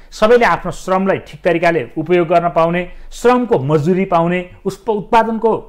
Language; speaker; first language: Nepali; native; Nepali